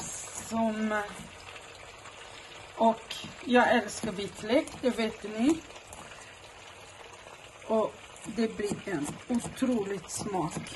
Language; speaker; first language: Swedish; non-native, fluent; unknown